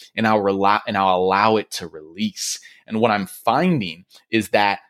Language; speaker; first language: English; native; English